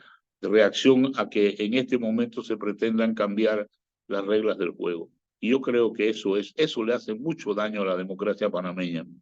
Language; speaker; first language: Spanish; native; Spanish